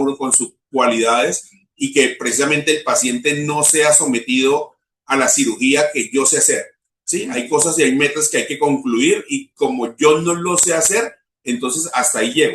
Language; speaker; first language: Spanish; native; Spanish